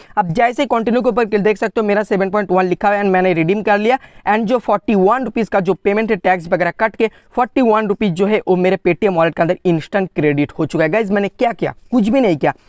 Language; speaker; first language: Hindi; non-native, local second language; Bangla